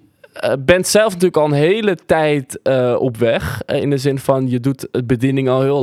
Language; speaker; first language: Dutch; native; Dutch